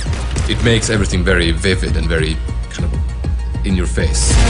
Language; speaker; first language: English; non-native, fluent; Swedish